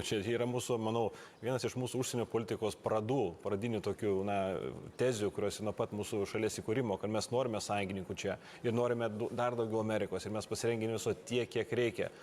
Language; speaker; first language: Lithuanian; native; Lithuanian